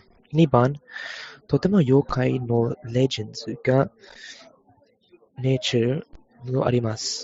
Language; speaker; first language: Japanese; non-native, learner; English